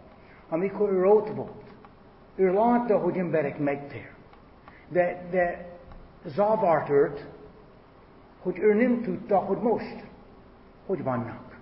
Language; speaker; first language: Hungarian; non-native, fluent; English